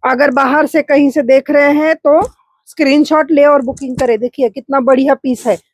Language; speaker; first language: Hindi; non-native, local second language; Marathi